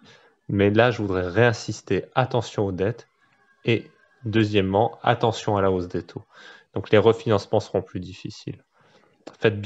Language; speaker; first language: French; native; French